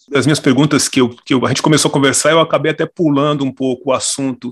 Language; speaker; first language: Portuguese; native; Portuguese